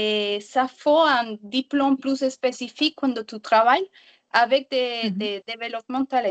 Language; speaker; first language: French; non-native, learner; Spanish